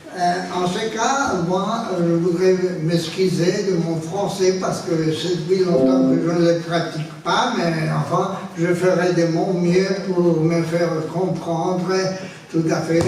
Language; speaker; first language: French; non-native, fluent; Spanish